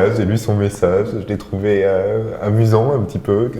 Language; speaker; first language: French; native; French